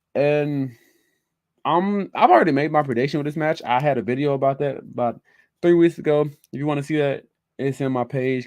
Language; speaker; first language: English; native; English